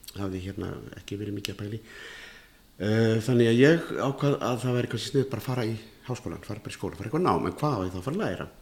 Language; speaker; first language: Icelandic; native; Icelandic